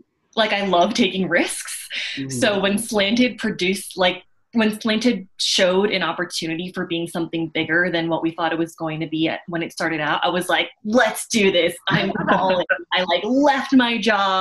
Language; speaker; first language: English; native; English